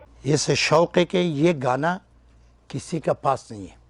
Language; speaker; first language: Hindi; non-native, learner; Persian